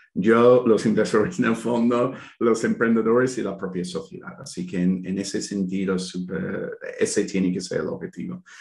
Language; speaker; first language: Spanish; non-native, fluent; English